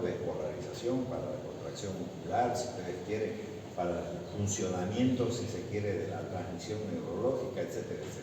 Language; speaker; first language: Spanish; native; Spanish